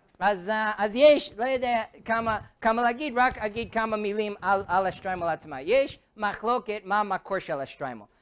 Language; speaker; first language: Hebrew; non-native, fluent; English